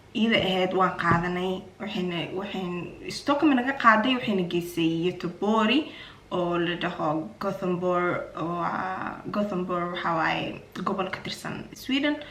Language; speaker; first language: Somali; early bilingual, heritage; Somali